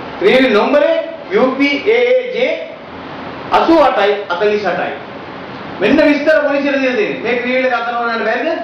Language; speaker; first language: Sinhala; non-native, local second language; Tamil